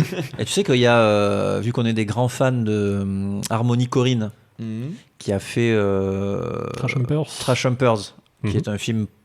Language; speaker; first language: French; native; French